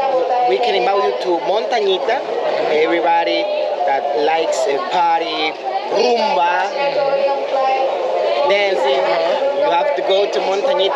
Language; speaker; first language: English; non-native, fluent; Spanish